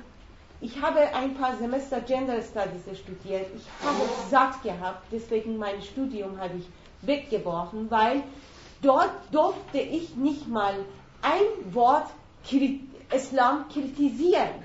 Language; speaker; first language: German; non-native, fluent; Persian